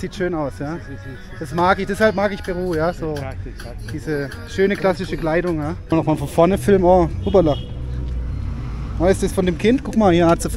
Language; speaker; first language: German; native; German